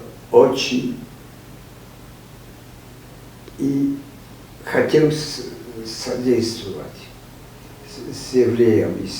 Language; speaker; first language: Russian; non-native, fluent; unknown